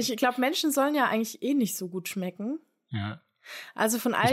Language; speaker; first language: German; native; German